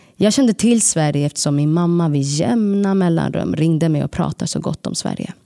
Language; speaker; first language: Swedish; early bilingual, other home language; Tigrinya